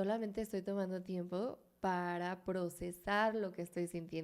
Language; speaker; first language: Spanish; native; Spanish